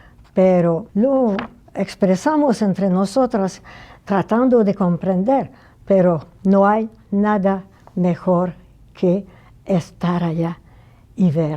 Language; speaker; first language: Spanish; non-native, fluent; French